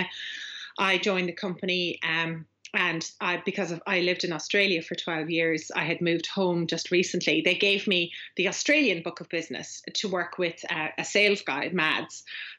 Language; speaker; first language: English; native; English